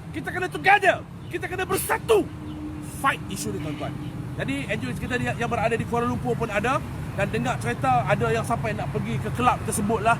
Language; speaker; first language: Malay; native; Malay